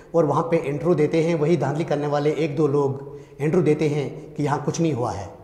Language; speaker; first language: Hindi; native; Hindi